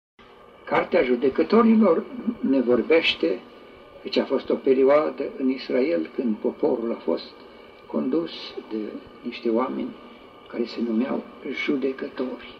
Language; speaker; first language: Romanian; native; Romanian